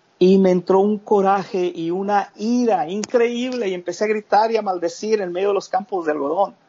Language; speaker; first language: Spanish; native; Spanish